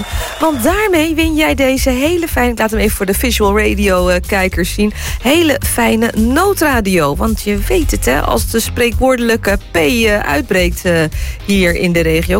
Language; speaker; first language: Dutch; native; Dutch